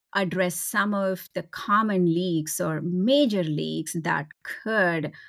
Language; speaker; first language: English; non-native, local second language; Tamil